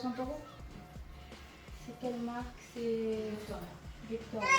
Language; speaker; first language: French; non-native, fluent; Arabic